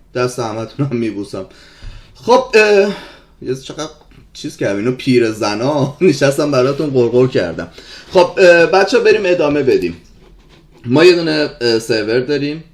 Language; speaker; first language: Persian; early bilingual, heritage; Persian